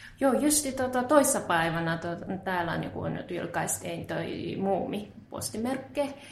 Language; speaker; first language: Finnish; non-native, fluent; Japanese